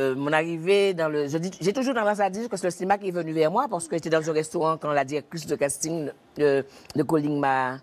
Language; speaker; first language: French; native; French